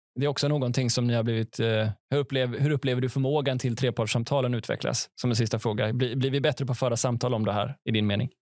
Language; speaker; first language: Swedish; native; Swedish